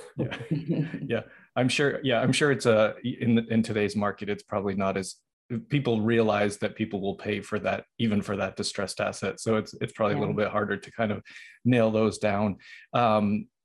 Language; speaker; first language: English; native; English